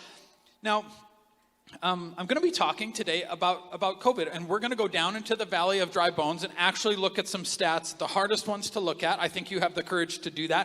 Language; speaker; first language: English; native; English